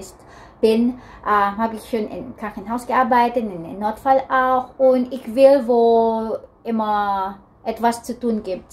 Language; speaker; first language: German; non-native, learner; Filipino